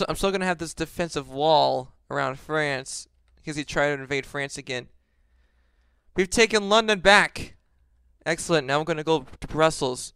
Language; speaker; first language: English; native; English